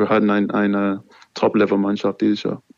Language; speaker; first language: German; non-native, learner; English